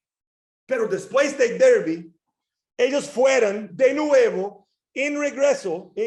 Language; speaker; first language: Spanish; non-native, fluent; English